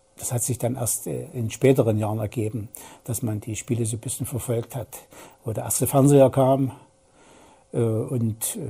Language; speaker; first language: German; native; German